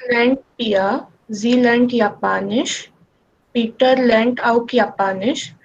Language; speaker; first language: German; non-native, learner; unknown